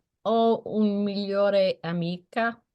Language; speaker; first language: Italian; non-native, learner; English